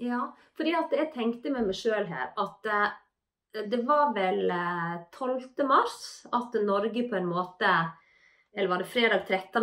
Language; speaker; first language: Norwegian; native; Norwegian